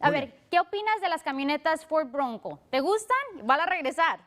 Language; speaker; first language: Spanish; native; Spanish